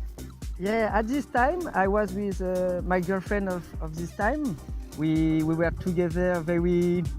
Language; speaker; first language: English; non-native, fluent; French